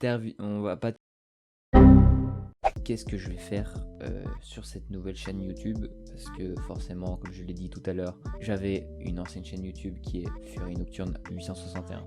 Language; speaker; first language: French; native; French